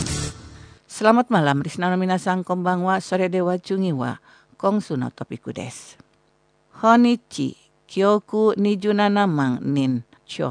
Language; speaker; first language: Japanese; non-native, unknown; Indonesian